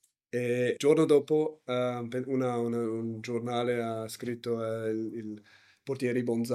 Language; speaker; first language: Italian; non-native, learner; German